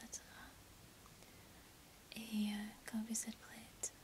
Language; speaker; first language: French; non-native, learner; English